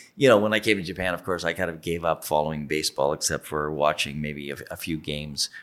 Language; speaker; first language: English; native; English